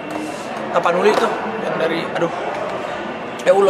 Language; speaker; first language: Indonesian; native; Indonesian